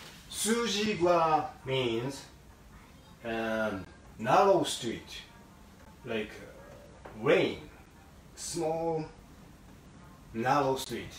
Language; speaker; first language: English; non-native, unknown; Japanese